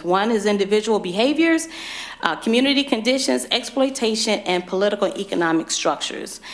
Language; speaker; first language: English; native; English